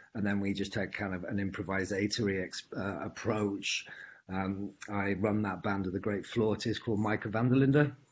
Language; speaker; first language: English; native; English